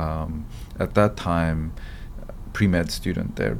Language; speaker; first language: English; non-native, fluent; Arabic